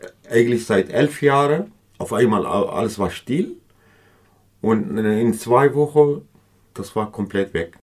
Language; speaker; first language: German; non-native, fluent; Kurdish